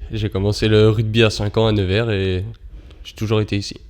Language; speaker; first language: French; native; French